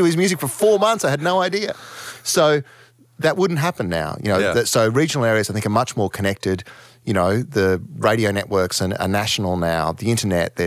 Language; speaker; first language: English; native; English